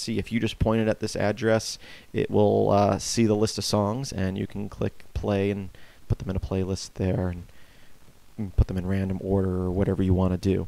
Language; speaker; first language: English; native; English